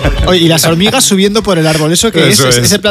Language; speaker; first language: Spanish; native; Spanish